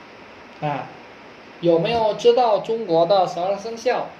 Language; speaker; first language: Chinese; non-native, fluent; Indonesian